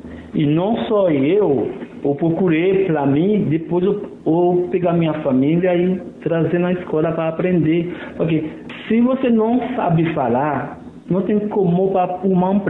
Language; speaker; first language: Portuguese; non-native, learner; Haitian Creole